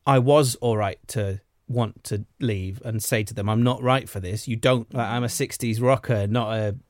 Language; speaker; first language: English; native; English